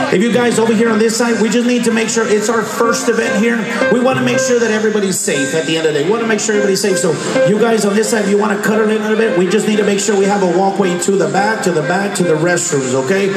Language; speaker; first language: English; early bilingual, other home language; Spanish